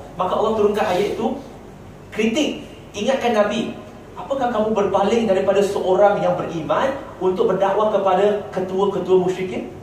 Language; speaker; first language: Malay; non-native, local second language; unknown